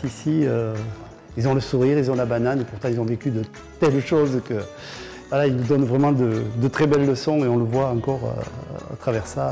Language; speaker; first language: French; native; French